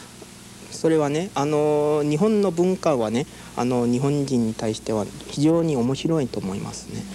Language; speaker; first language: Japanese; early bilingual, heritage; English